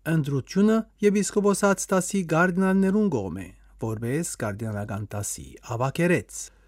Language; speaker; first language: Armenian; early bilingual, heritage; Armenian